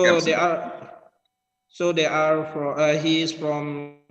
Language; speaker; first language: English; non-native, learner; Indonesian